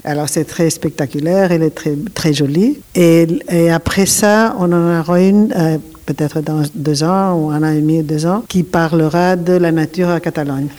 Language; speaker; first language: French; non-native, learner; Catalan